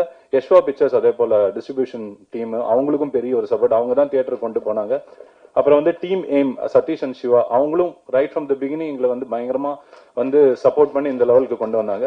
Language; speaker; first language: Tamil; native; Tamil